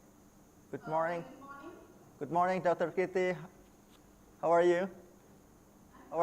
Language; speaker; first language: English; non-native, learner; Indonesian